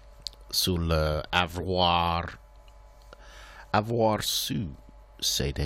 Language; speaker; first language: French; non-native, fluent; English